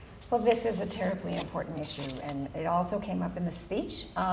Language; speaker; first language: English; early bilingual, other home language; Spanish